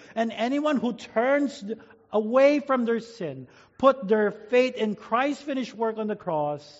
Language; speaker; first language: English; non-native, local second language; Filipino